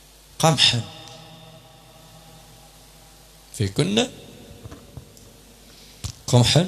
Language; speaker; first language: Arabic; non-native, fluent; Indonesian